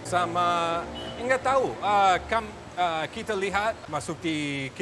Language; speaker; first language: Indonesian; non-native, learner; English